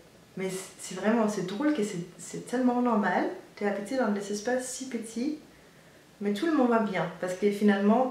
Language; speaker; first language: French; non-native, fluent; Danish